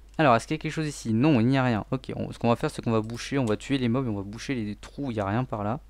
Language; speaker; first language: French; native; French